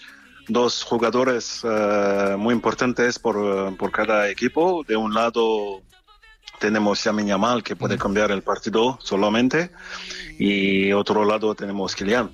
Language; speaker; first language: Spanish; non-native, fluent; French